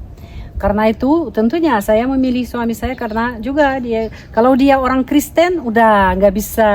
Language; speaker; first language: Indonesian; non-native, fluent; Russian